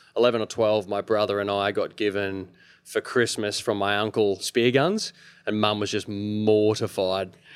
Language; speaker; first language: English; early bilingual, other home language; Maltese